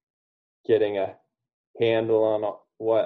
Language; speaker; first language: English; native; English